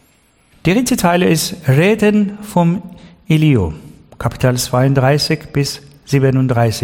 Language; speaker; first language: German; non-native, learner; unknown